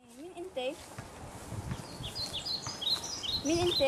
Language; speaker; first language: Arabic; native; Arabic